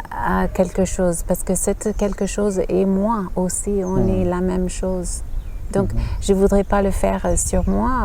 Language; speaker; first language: French; non-native, fluent; English